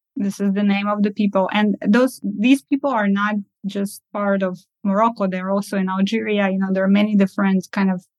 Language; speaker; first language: English; early bilingual, other home language; Russian